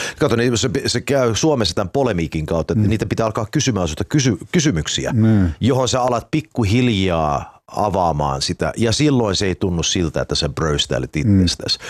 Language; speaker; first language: Finnish; early bilingual, heritage; Finnish